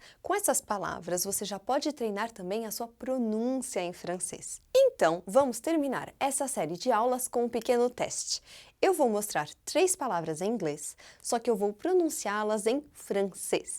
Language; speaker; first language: Portuguese; non-native, fluent; French